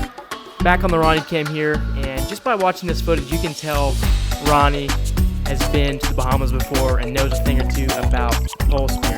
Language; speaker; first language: English; native; English